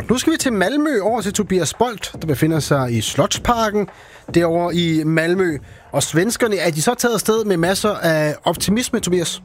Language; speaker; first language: Danish; native; Danish